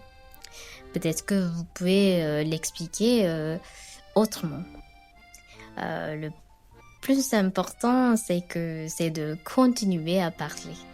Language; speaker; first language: French; non-native, fluent; Sinhala